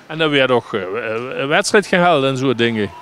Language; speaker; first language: Dutch; native; Dutch